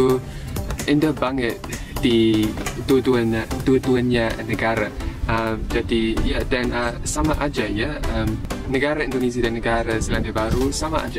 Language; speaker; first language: Indonesian; non-native, learner; English